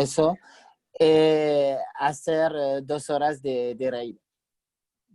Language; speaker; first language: Spanish; non-native, fluent; French